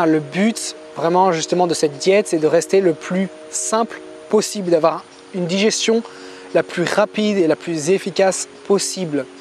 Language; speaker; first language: French; native; French